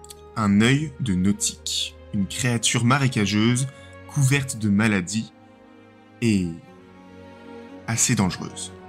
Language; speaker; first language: French; native; French